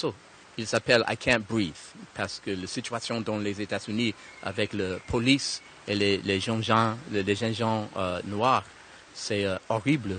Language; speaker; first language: French; non-native, learner; English